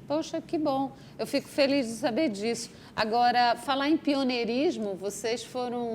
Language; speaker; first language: Portuguese; native; Portuguese